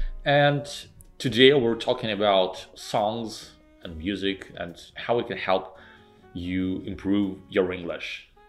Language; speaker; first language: English; non-native, fluent; Russian